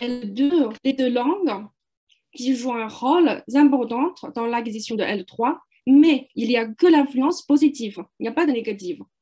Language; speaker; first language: French; non-native, fluent; Chinese